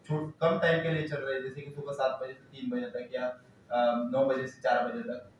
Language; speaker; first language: Hindi; non-native, local second language; Marathi